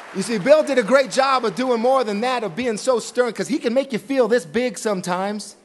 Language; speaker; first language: English; native; English